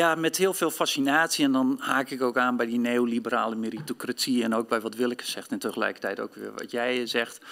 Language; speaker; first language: Dutch; native; Dutch